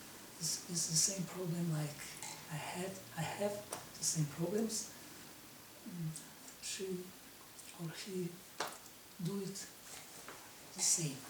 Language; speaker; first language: English; non-native, learner; Russian